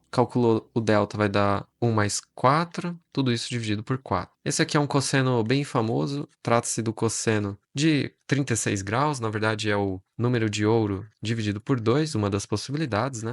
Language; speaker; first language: Portuguese; native; Portuguese